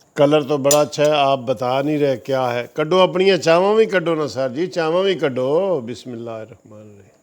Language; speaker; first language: Urdu; non-native, local second language; Punjabi